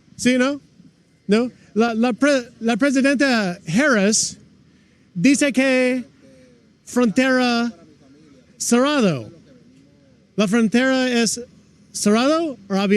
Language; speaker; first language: Spanish; non-native, learner; English